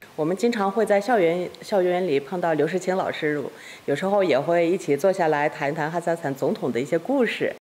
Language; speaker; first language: Chinese; non-native, fluent; Kazakh